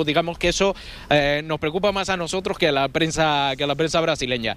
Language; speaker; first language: Spanish; native; Spanish